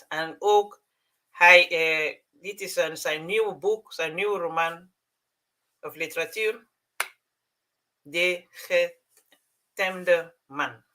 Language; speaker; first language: Dutch; non-native, fluent; Mandingo